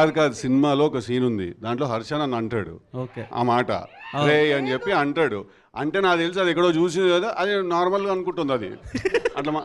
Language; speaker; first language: Telugu; native; Telugu